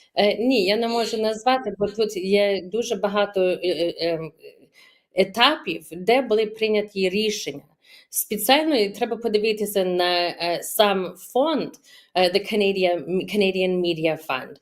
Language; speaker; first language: Ukrainian; early bilingual, heritage; Ukrainian